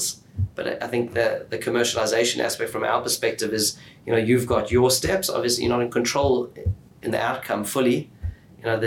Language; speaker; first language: English; native; English